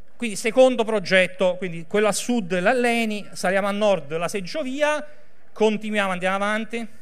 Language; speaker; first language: Italian; native; Italian